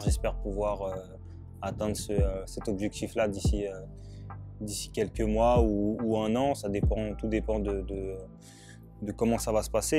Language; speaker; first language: French; native; French